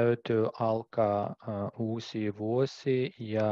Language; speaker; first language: Finnish; non-native, learner; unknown